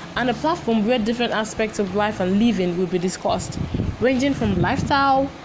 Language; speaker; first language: English; non-native, local second language; Igbo